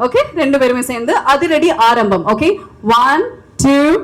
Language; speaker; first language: Tamil; native; Tamil